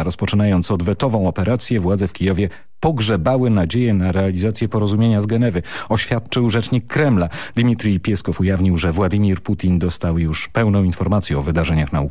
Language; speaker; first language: Polish; native; Polish